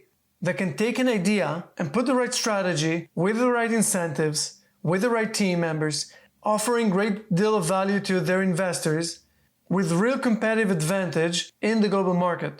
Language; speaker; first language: English; non-native, fluent; Hebrew